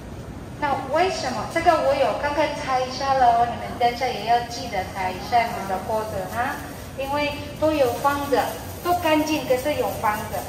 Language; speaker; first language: Chinese; non-native, learner; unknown